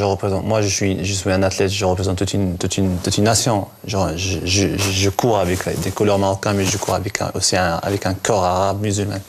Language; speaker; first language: French; non-native, local second language; Arabic